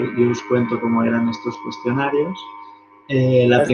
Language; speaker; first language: Spanish; native; Spanish